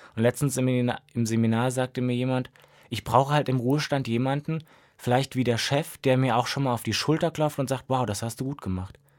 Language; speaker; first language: German; native; German